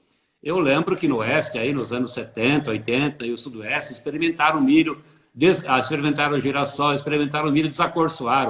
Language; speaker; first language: Portuguese; native; Portuguese